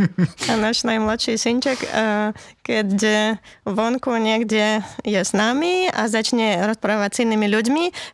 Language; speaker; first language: Slovak; non-native, fluent; Latvian